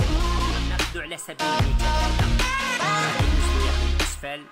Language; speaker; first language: Arabic; native; Arabic